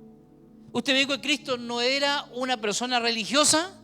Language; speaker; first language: Spanish; native; Spanish